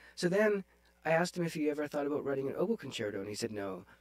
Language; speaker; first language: English; native; English